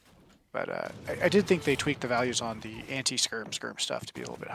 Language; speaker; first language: English; native; English